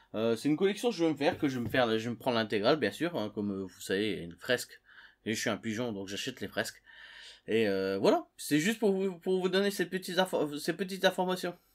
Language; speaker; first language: French; native; French